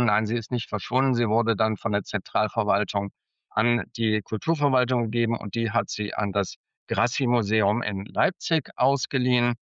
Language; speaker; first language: German; native; German